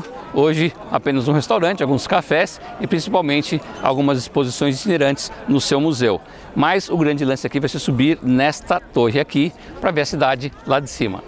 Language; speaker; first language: Portuguese; native; Portuguese